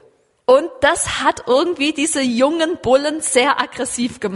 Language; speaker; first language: German; native; German